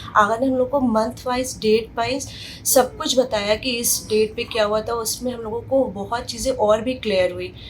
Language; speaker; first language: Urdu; native; Urdu